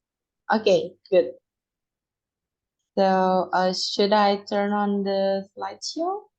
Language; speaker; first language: English; non-native, fluent; Indonesian